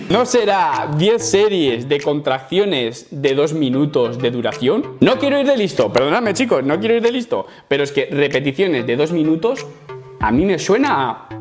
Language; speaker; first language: Spanish; native; Spanish